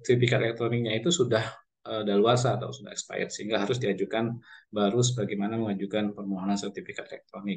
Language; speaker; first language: Indonesian; native; Indonesian